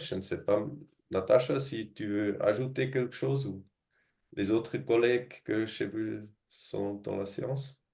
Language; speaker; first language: French; non-native, fluent; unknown